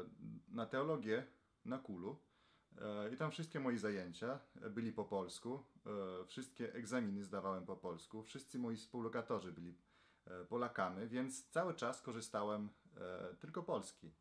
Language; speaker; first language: Polish; non-native, fluent; Slovenian